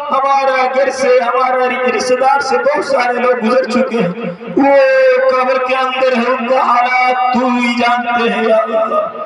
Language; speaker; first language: Urdu; non-native, fluent; Bangla